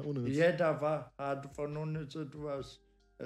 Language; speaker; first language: German; non-native, learner; Polish